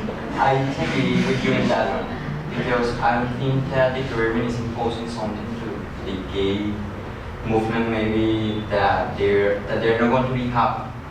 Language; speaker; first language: English; non-native, fluent; Spanish